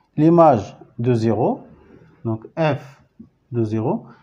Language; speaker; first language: French; non-native, local second language; Arabic